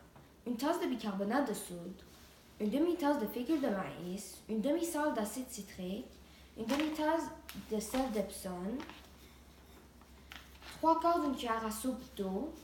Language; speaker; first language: French; non-native, local second language; English